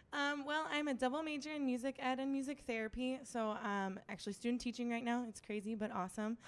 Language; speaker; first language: English; native; English